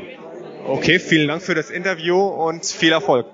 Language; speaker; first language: German; native; German